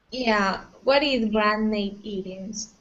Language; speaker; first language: English; non-native, learner; Portuguese